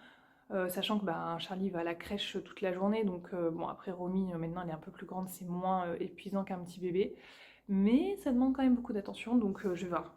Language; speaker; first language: French; native; French